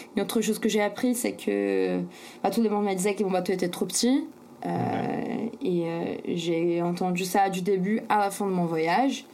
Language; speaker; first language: French; non-native, fluent; Portuguese